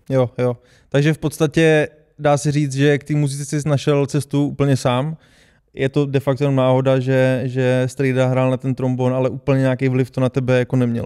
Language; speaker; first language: Czech; native; Czech